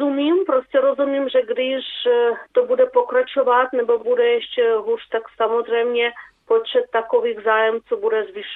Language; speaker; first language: Czech; early bilingual, heritage; Czech